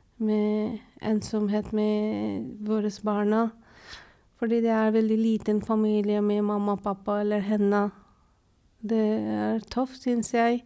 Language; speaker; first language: Norwegian; non-native, fluent; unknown